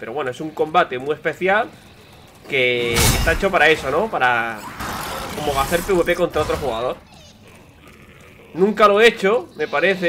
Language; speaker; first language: Spanish; native; Spanish